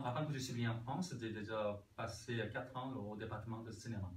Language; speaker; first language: French; non-native, learner; Korean